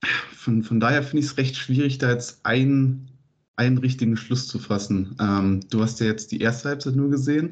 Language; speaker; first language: German; native; German